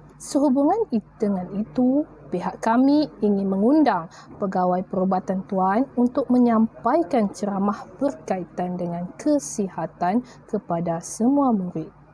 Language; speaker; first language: Malay; native; Malay